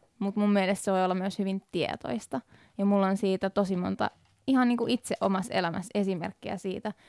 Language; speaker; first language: Finnish; early bilingual, other home language; Persian